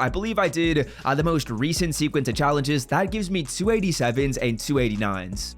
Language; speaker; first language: English; native; English